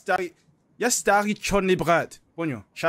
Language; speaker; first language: Russian; non-native, learner; English